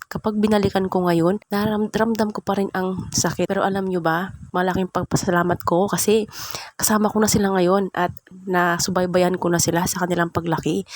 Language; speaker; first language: Filipino; non-native, local second language; Cebuano